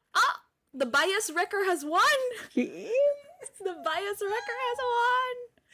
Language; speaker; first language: English; non-native, local second language; Filipino